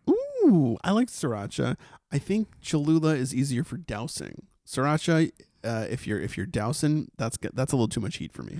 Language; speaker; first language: English; native; English